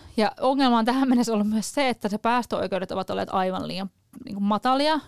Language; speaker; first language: Finnish; native; Finnish